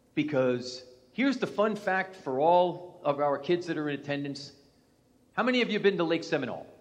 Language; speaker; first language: English; native; English